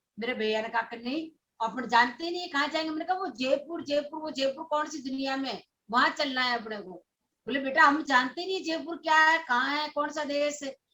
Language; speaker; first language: Hindi; non-native, local second language; Rajasthani